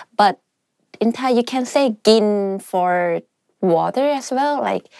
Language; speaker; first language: English; non-native, fluent; Thai